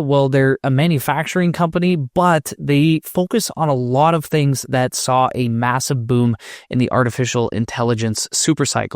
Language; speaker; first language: English; native; English